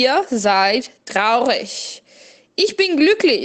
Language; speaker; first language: German; non-native, fluent; Portuguese